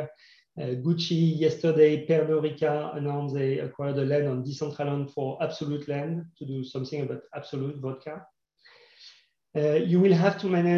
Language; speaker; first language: English; non-native, fluent; French